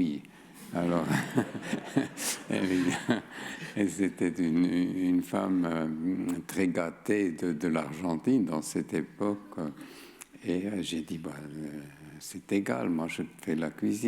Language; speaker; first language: French; non-native, fluent; German